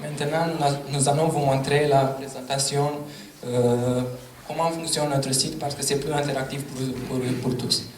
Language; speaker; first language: French; non-native, learner; Romanian